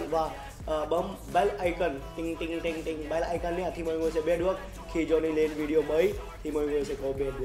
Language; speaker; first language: Vietnamese; non-native, learner; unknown